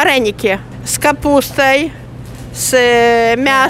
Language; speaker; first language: Russian; non-native, local second language; Ukrainian